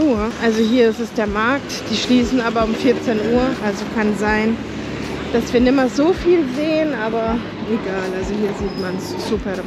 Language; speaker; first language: German; native; German